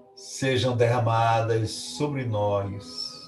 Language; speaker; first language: Portuguese; native; Portuguese